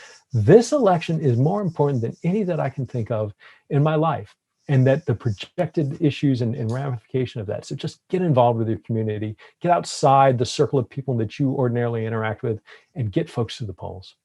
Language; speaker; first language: English; native; English